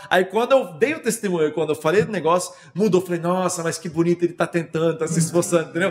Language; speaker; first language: Portuguese; non-native, fluent; German